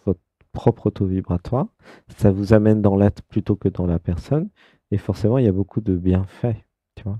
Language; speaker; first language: French; native; French